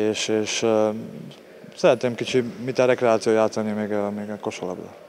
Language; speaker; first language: Hungarian; non-native, learner; Serbian